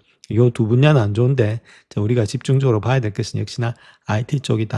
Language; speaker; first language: Korean; native; Korean